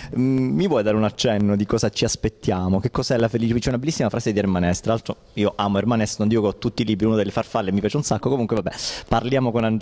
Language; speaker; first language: Italian; native; Italian